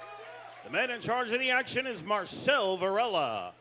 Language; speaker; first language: English; native; English